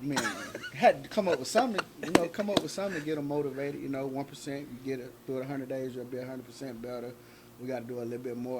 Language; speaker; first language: English; native; English